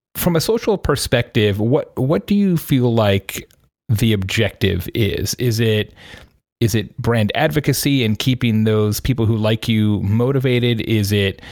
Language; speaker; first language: English; native; English